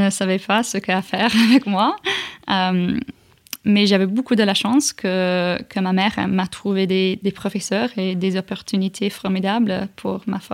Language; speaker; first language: French; non-native, fluent; English